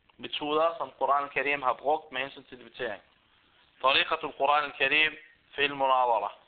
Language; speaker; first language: Danish; non-native, fluent; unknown